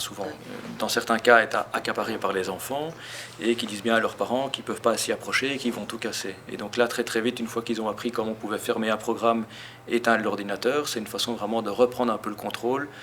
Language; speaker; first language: French; native; French